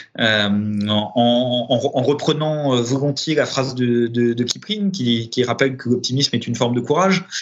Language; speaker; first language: French; early bilingual, other home language; Romanian